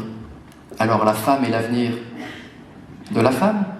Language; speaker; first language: French; native; French